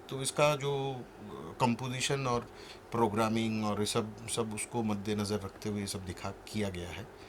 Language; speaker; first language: Hindi; non-native, local second language; Bangla